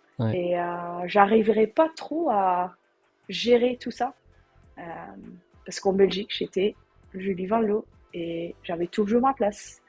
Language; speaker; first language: French; non-native, learner; Dutch